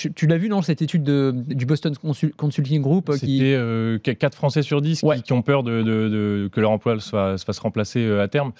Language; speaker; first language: French; native; French